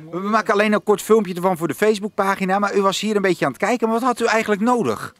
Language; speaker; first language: Dutch; native; Dutch